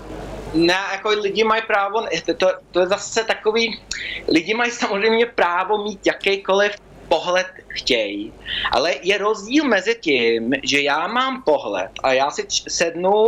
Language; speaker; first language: Czech; early bilingual, heritage; Czech